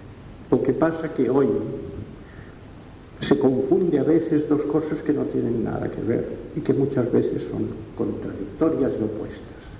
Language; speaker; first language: Spanish; non-native, local second language; Catalan